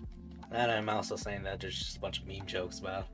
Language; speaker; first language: English; native; English